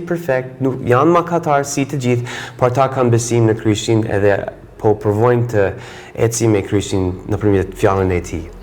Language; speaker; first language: Albanian; non-native, fluent; English